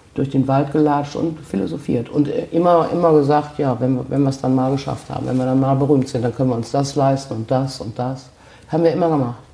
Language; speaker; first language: German; native; German